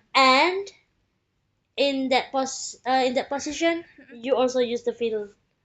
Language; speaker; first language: English; non-native, fluent; Indonesian